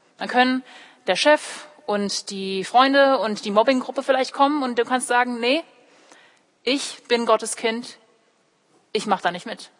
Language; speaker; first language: German; early bilingual, other home language; English